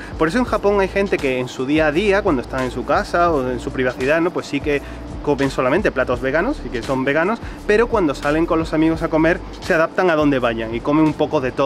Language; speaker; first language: Spanish; native; Spanish